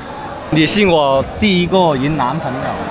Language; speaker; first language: Chinese; non-native, fluent; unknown